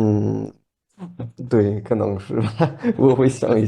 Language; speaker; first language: Chinese; non-native, learner; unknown